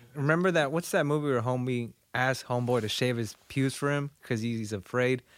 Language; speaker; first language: English; early bilingual, other home language; Spanish